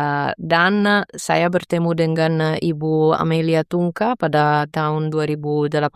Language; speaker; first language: Indonesian; non-native, fluent; Italian